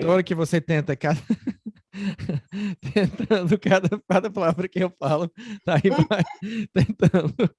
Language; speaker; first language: Portuguese; non-native, fluent; English